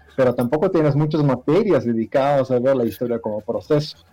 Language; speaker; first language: Spanish; non-native, fluent; Dutch